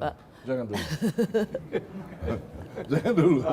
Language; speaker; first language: Indonesian; non-native, fluent; Tetum